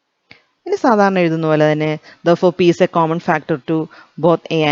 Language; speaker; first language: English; non-native, local second language; Malayalam